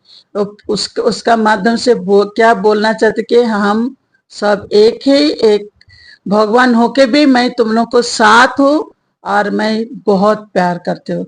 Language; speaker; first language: Hindi; non-native, local second language; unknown